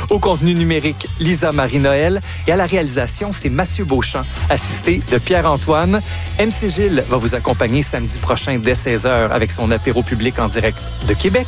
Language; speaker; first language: French; native; French